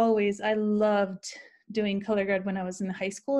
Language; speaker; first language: English; non-native, fluent; Spanish